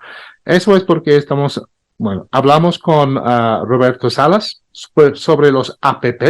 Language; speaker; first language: Spanish; non-native, fluent; English